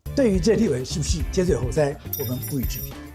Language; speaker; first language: Chinese; native; Chinese